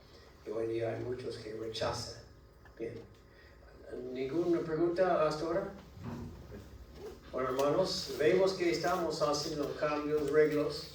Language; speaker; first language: Spanish; non-native, learner; English